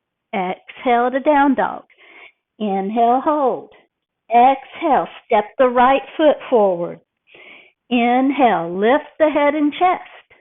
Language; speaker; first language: English; native; English